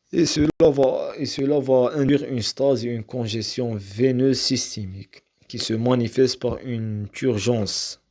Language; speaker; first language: French; non-native, local second language; Arabic